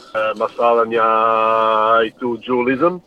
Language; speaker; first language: Indonesian; non-native, fluent; English